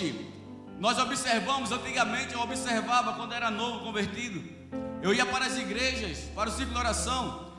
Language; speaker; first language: Portuguese; native; Portuguese